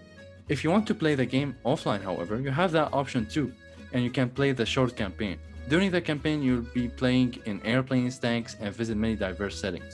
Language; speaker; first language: English; non-native, fluent; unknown